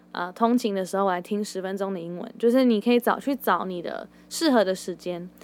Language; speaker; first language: Chinese; early bilingual, heritage; Chinese